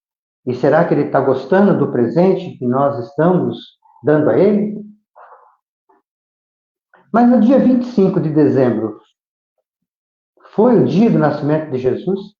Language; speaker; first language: Portuguese; native; Portuguese